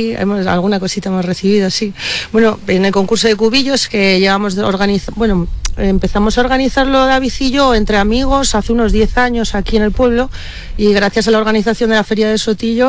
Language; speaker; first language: Spanish; native; Spanish